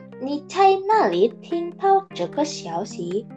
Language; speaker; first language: Chinese; non-native, learner; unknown